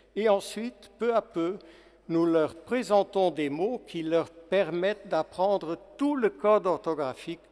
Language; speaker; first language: French; non-native, fluent; Portuguese